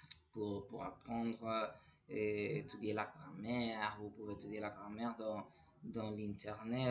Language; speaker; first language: French; non-native, learner; Spanish